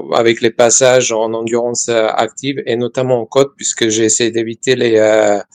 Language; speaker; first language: French; non-native, fluent; Serbian